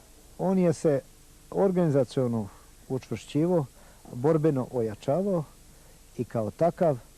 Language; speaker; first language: Bosnian; native; Bosnian